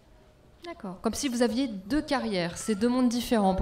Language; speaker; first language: French; native; French